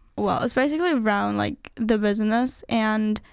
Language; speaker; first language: English; non-native, fluent; German